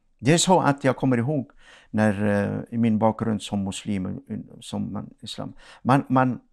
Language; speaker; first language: Swedish; non-native, fluent; Arabic